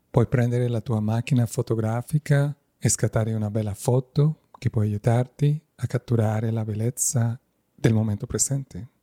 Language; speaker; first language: Italian; non-native, fluent; Spanish